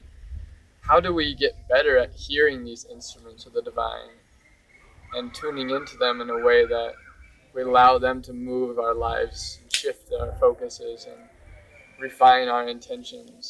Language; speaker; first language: English; native; English